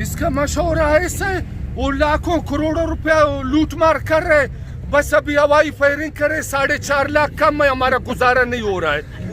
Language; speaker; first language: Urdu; non-native, local second language; Pashto